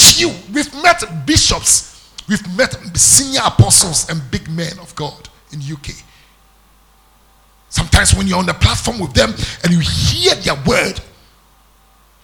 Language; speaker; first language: English; non-native, local second language; Akan